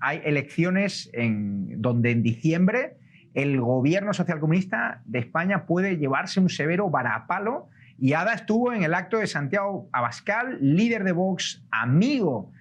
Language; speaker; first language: Spanish; native; Spanish